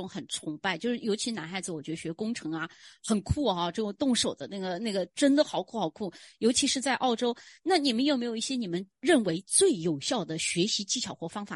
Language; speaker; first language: Chinese; native; Chinese